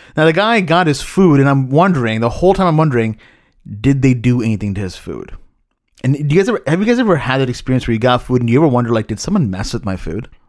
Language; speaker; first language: English; early bilingual, other home language; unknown